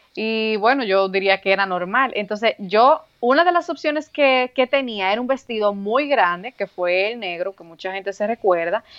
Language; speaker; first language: Spanish; native; Spanish